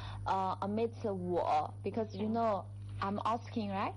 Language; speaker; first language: English; non-native, fluent; Chinese